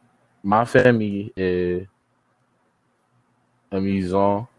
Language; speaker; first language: French; non-native, learner; English